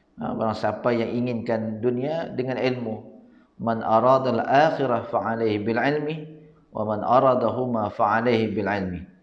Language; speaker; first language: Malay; native; Malay